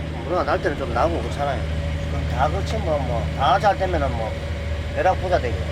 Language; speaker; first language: Korean; native; Korean